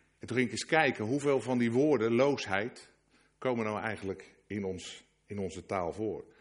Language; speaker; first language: Dutch; native; Dutch